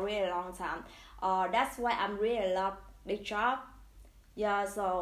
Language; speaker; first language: English; non-native, learner; Vietnamese